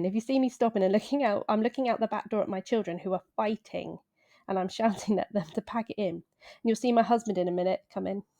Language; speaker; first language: English; native; English